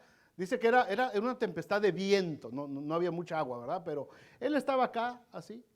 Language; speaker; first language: Spanish; native; Spanish